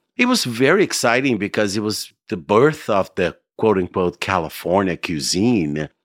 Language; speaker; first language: English; non-native, fluent; Portuguese